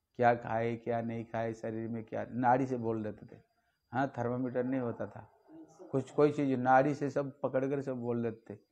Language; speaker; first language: Hindi; non-native, local second language; Bangla